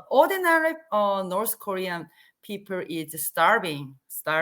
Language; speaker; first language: English; non-native, learner; Korean